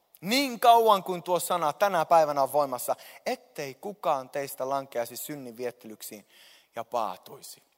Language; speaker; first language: Finnish; native; Finnish